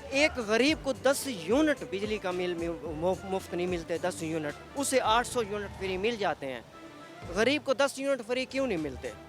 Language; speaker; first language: Urdu; non-native, local second language; Saraiki